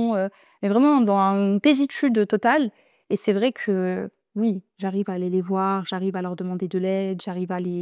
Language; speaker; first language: French; native; French